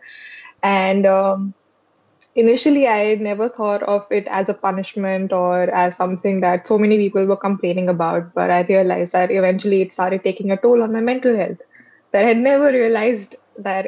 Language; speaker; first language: English; non-native, local second language; Hindi